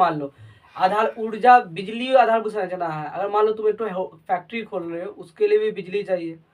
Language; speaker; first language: Hindi; native; Hindi